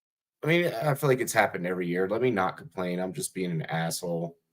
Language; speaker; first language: English; native; English